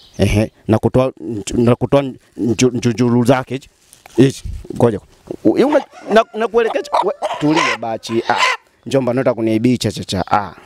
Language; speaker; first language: Swahili; non-native, local second language; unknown